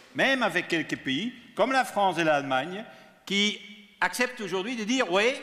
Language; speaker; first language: French; non-native, local second language; Dutch